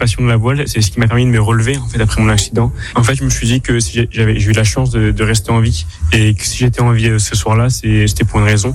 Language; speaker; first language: French; native; French